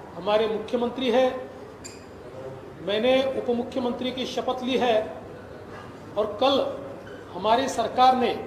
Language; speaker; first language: Hindi; non-native, local second language; Marathi